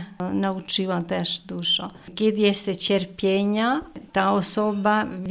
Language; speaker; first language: Polish; non-native, fluent; Italian